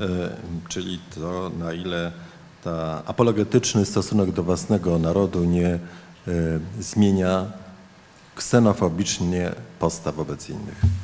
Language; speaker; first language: Polish; native; Polish